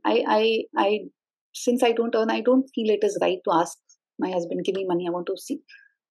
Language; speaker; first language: English; non-native, local second language; Hindi